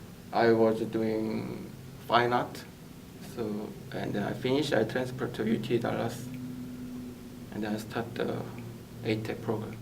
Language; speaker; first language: English; non-native, learner; Korean